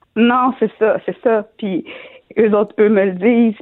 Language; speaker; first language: French; native; French